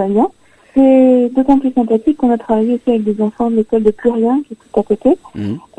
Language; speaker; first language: French; native; French